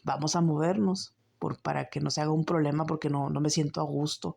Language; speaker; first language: Spanish; early bilingual, heritage; Spanish